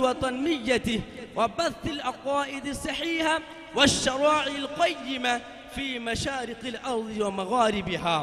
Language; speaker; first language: Arabic; non-native, fluent; Urdu